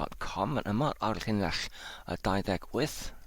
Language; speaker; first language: Welsh; non-native, learner; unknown